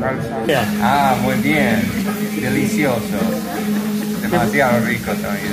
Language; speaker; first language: Spanish; non-native, learner; Russian